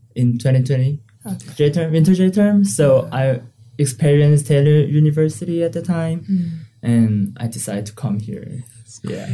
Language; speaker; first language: English; non-native, learner; Korean